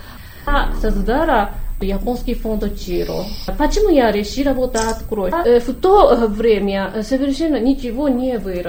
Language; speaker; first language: Russian; non-native, fluent; Japanese